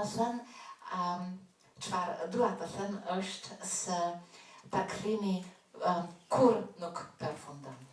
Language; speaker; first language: Albanian; non-native, fluent; German